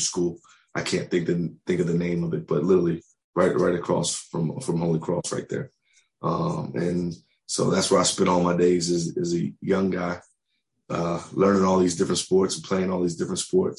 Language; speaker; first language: English; native; English